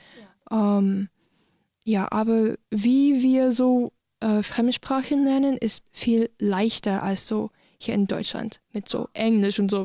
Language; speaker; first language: German; non-native, learner; English